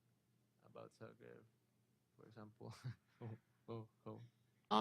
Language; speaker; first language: English; non-native, learner; Spanish